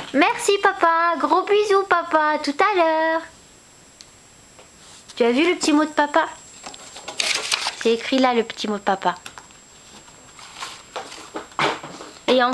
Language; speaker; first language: French; native; French